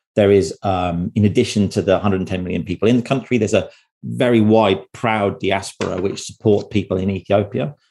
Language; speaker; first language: English; native; English